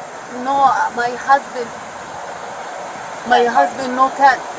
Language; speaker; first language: English; non-native, learner; Arabic